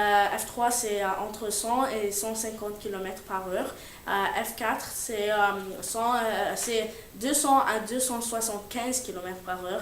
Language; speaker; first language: French; non-native, learner; English